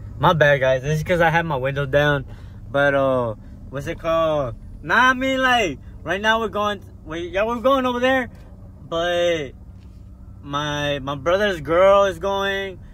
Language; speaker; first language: English; early bilingual, other home language; Spanish